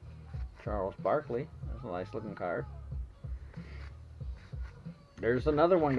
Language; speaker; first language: English; native; English